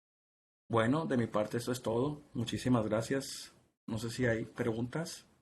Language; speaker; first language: Spanish; native; Spanish